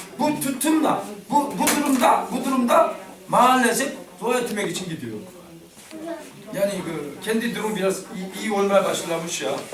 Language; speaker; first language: Turkish; non-native, learner; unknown